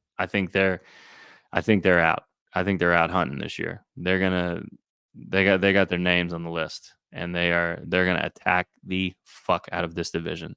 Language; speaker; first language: English; native; English